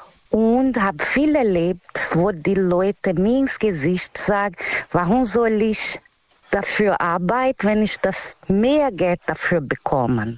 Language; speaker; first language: German; non-native, learner; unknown